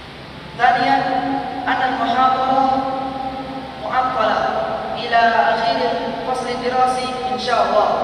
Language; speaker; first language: Arabic; non-native, learner; Indonesian